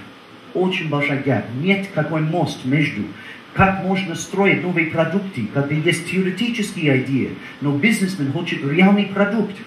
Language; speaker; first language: Russian; non-native, learner; English